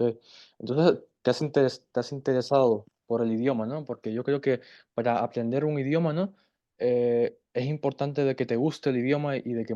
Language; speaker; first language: Spanish; non-native, fluent; German